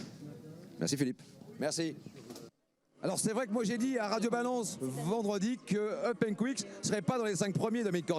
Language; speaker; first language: French; native; French